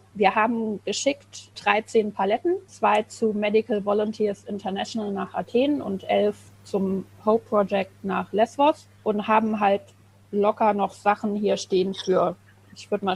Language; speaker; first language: German; native; German